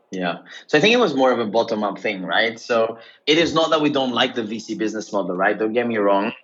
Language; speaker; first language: English; non-native, fluent; Greek